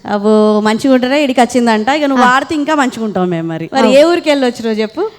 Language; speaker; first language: Telugu; native; Telugu